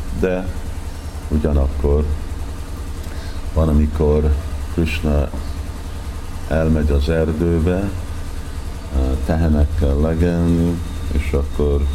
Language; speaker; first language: Hungarian; early bilingual, heritage; Hungarian